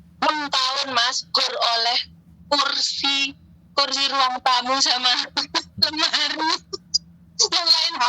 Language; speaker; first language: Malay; non-native, local second language; Javanese